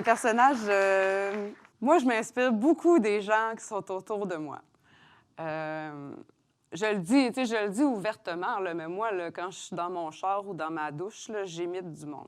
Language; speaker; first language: French; native; French